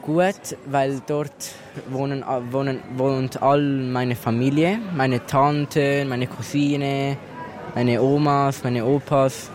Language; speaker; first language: German; non-native, local second language; Italian